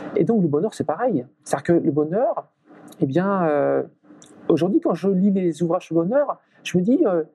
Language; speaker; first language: French; native; French